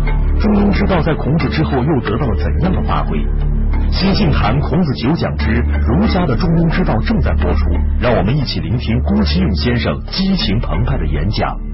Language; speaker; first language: Chinese; native; Chinese